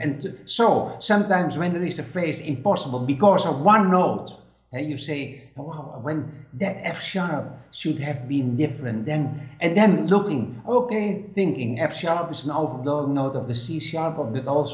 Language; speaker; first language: English; non-native, fluent; Dutch